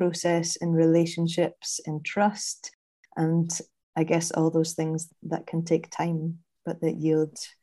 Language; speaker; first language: English; native; English